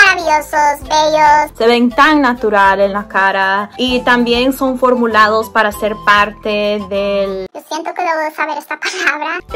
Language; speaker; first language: Spanish; early bilingual, heritage; Spanish